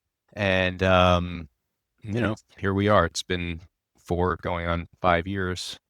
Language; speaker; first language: English; native; English